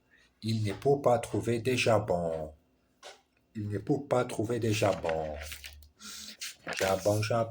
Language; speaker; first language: French; non-native, learner; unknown